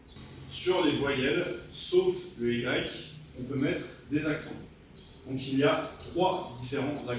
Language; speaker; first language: French; native; French